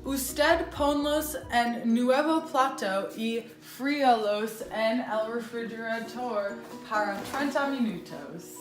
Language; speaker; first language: Spanish; non-native, learner; English